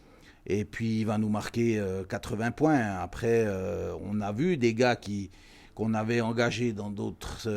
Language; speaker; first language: French; native; French